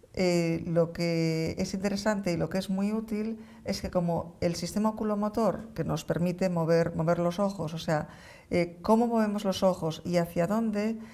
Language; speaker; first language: Spanish; native; Spanish